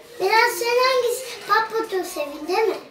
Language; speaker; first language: Turkish; early bilingual, heritage; Turkish